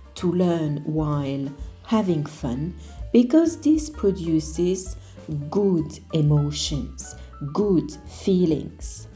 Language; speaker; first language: English; non-native, fluent; French